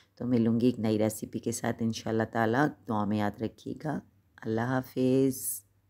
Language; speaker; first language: Hindi; native; Hindi